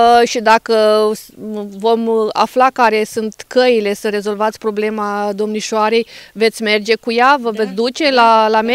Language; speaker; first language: Romanian; native; Romanian